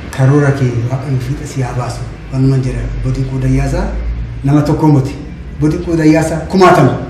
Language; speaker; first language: Oromo; native; Oromo